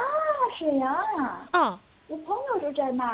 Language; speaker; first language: Chinese; non-native, learner; Korean